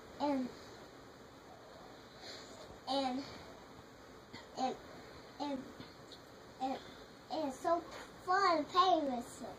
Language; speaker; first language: English; native; English